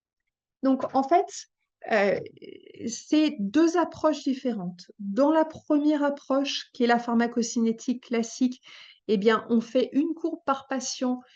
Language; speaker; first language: French; native; French